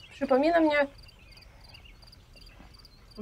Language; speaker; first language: Polish; non-native, fluent; Russian